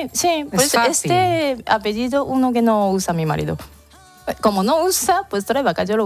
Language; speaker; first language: Spanish; non-native, fluent; Japanese